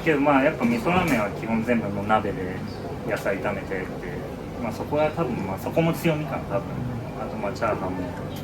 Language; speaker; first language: Japanese; native; Japanese